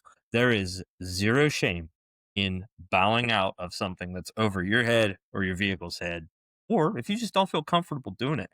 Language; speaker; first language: English; native; English